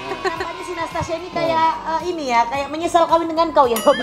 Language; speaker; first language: Indonesian; native; Indonesian